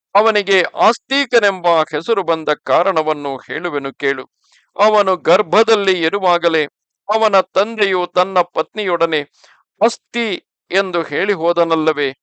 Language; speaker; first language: Kannada; native; Kannada